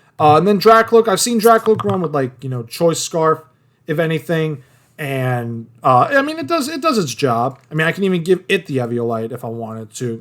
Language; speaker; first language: English; native; English